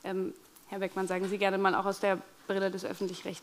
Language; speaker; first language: German; native; German